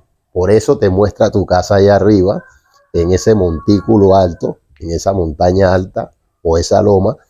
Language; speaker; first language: Spanish; native; Spanish